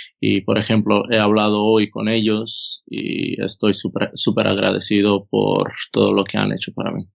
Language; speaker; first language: Spanish; non-native, fluent; Croatian